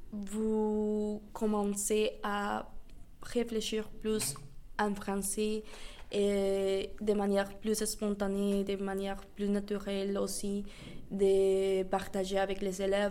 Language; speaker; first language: French; non-native, fluent; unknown